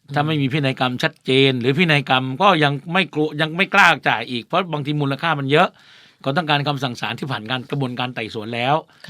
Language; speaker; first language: Thai; native; Thai